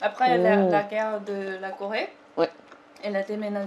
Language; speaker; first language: French; non-native, learner; Korean